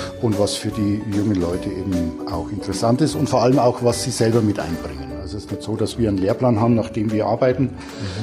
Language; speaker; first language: German; native; German